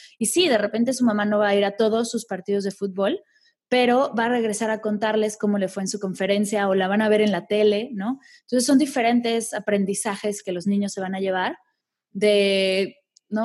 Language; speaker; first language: Spanish; native; Spanish